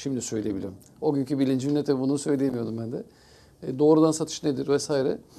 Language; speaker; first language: Turkish; early bilingual, heritage; Turkish